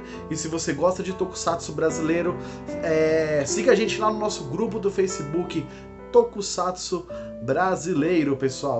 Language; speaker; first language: Portuguese; native; Portuguese